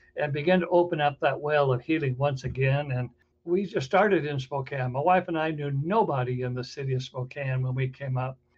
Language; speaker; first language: English; native; English